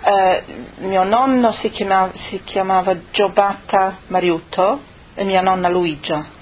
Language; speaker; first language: Italian; early bilingual, other home language; Friulian